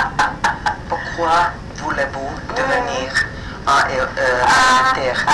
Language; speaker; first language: French; non-native, fluent; Finnish